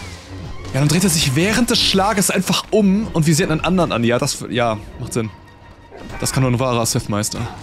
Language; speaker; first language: German; native; German